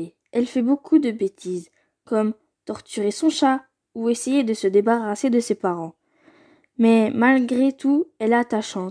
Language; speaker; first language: French; native; French